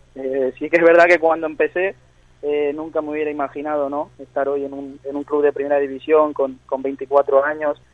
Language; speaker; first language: Spanish; native; Spanish